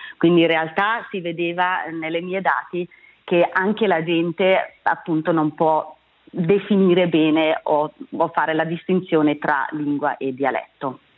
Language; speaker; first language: Italian; non-native, local second language; Swiss German